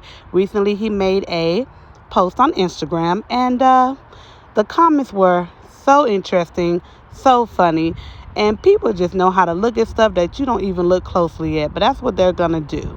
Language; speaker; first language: English; native; English